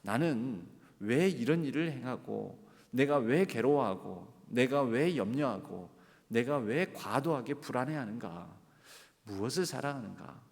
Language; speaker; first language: Korean; native; Korean